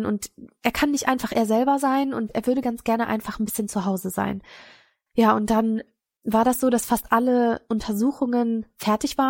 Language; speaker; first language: German; native; German